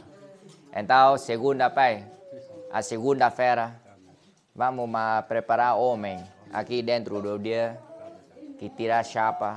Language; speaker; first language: Portuguese; non-native, learner; Vietnamese